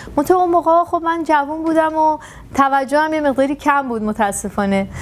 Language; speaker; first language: Persian; native; Persian